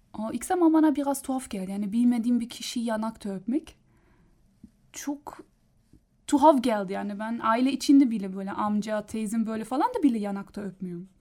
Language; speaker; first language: Turkish; non-native, learner; German